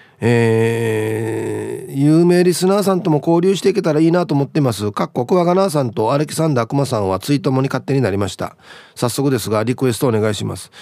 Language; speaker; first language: Japanese; native; Japanese